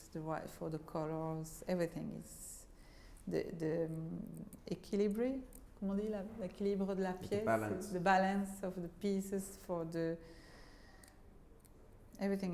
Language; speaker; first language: English; non-native, fluent; French